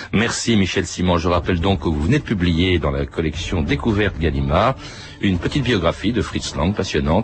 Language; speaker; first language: French; native; French